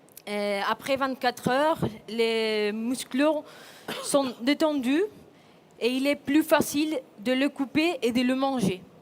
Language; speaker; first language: French; non-native, fluent; Spanish